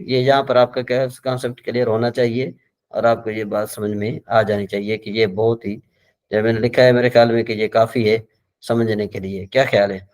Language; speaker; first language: Urdu; non-native, local second language; Sindhi